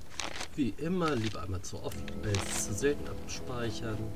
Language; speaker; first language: German; native; German